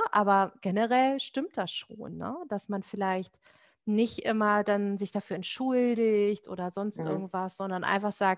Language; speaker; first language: German; native; German